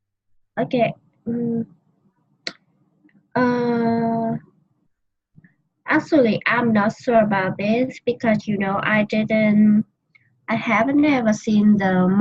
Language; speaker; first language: English; non-native, learner; Vietnamese